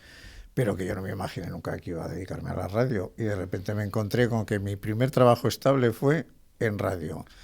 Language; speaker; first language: Spanish; native; Spanish